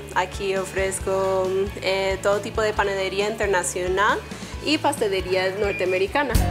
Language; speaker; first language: Spanish; non-native, fluent; English